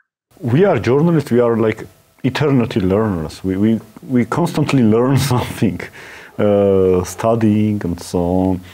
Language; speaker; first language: English; non-native, learner; Armenian